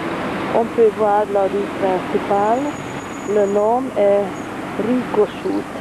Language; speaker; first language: French; non-native, fluent; Hungarian